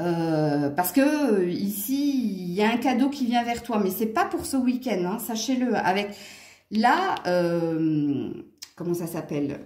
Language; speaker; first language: French; native; French